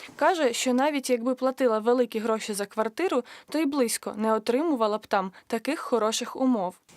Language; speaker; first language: Ukrainian; native; Ukrainian